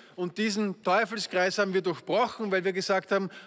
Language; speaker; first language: German; native; German